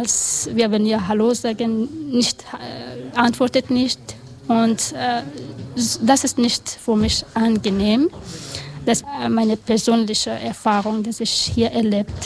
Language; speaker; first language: German; non-native, learner; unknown